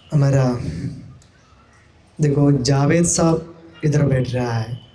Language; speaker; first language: Hindi; non-native, local second language; Malayalam